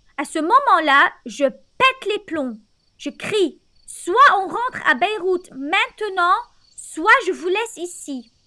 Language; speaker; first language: French; non-native, local second language; Arabic